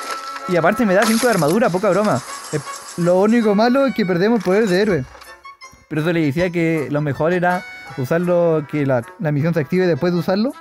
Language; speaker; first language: Spanish; native; Spanish